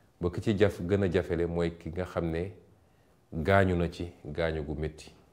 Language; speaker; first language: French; non-native, local second language; Wolof